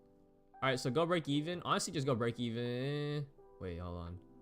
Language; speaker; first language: English; native; English